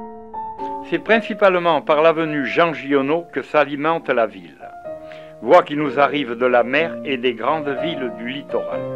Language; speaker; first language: French; native; French